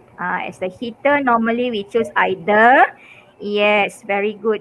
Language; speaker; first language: English; non-native, local second language; Malay